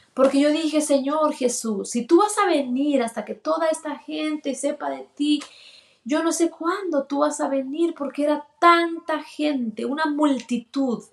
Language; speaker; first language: Spanish; native; Spanish